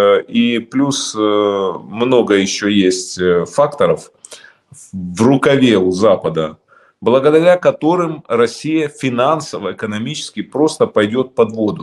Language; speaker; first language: Russian; native; Russian